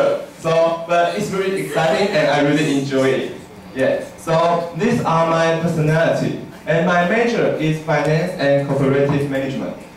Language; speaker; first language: English; non-native, learner; Chinese